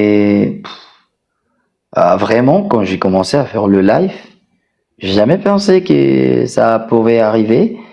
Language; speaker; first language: French; non-native, fluent; Spanish